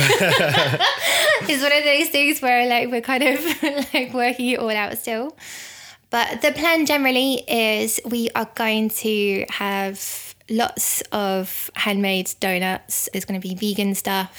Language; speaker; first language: English; native; English